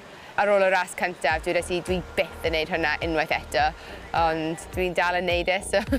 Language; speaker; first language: Welsh; non-native, local second language; English